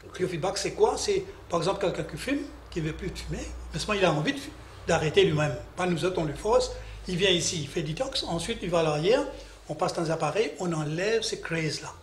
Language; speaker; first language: French; non-native, local second language; Morisyen